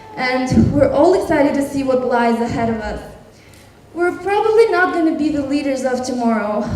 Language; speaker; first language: English; non-native, fluent; Albanian